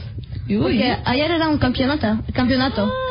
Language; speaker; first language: Spanish; early bilingual, heritage; Spanish